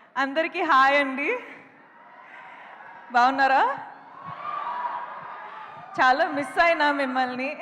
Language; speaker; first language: Telugu; non-native, local second language; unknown